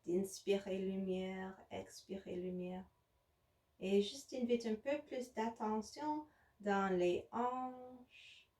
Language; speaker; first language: French; non-native, learner; English